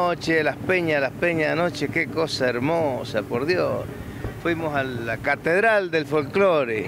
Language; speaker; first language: Spanish; native; Spanish